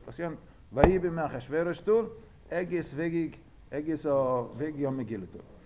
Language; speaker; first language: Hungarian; early bilingual, heritage; Hungarian